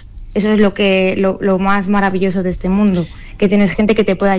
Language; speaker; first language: Spanish; native; Spanish